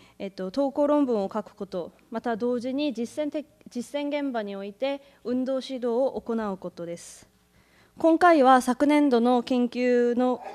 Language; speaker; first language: Japanese; non-native, fluent; Korean